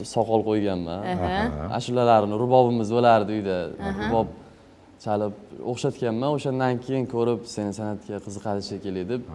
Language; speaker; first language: Uzbek; native; Uzbek